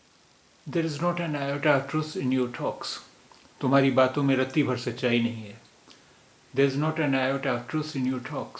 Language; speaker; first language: Hindi; native; Hindi